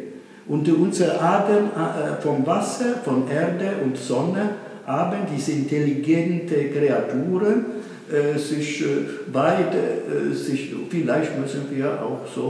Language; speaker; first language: German; non-native, fluent; Italian